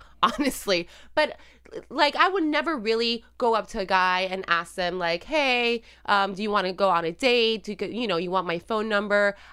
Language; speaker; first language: English; non-native, fluent; Spanish